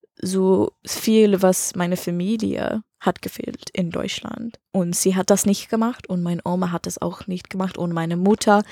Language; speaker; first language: German; non-native, learner; English